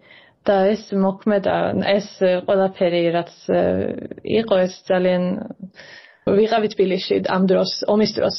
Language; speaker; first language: Georgian; early bilingual, heritage; Georgian